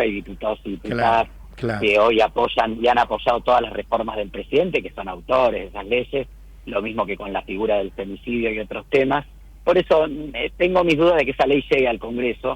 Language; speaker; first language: Spanish; native; Spanish